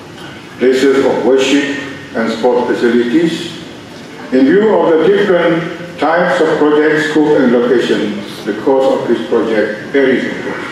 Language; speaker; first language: English; non-native, local second language; Malay